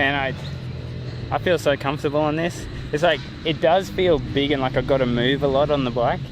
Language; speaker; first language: English; native; English